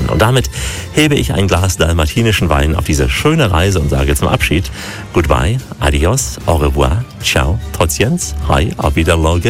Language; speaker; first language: German; native; German